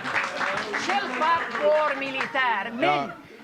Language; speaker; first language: Swedish; non-native, local second language; Finnish